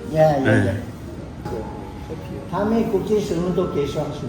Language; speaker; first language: Korean; non-native, learner; Chinese